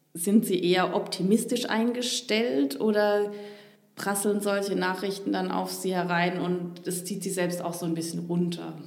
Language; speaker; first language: German; native; German